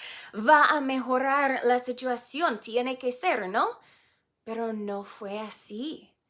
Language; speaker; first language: Spanish; non-native, fluent; English